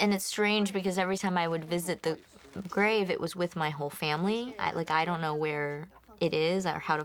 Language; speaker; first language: English; native; English